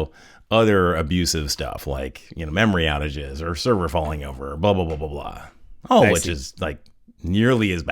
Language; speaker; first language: English; native; English